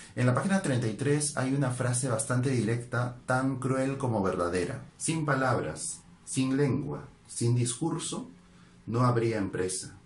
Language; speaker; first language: Spanish; native; Spanish